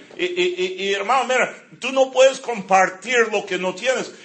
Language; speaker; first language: Spanish; non-native, fluent; English